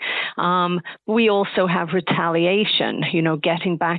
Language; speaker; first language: English; native; English